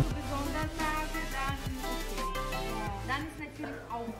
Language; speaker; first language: German; non-native, fluent; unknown